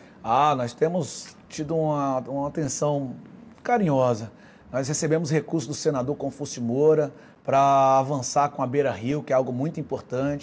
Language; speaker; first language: Portuguese; native; Portuguese